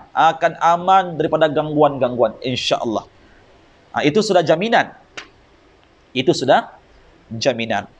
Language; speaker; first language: Malay; native; Malay